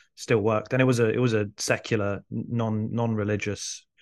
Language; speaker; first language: English; early bilingual, other home language; Arabic